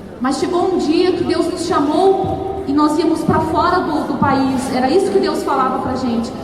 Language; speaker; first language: Portuguese; native; Portuguese